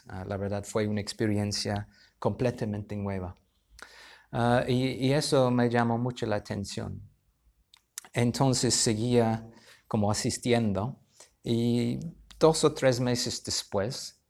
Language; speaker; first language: Spanish; non-native, fluent; English